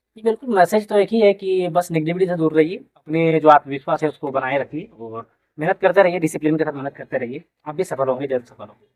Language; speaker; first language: Hindi; non-native, local second language; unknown